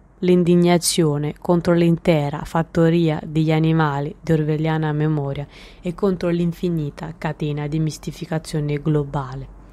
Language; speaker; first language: Italian; native; Italian